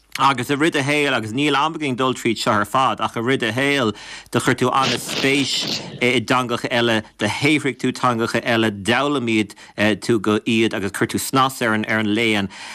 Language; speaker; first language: Irish; native; Irish